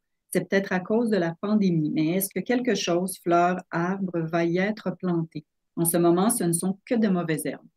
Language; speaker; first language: French; native; French